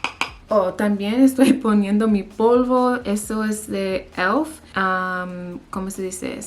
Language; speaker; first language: Spanish; early bilingual, heritage; English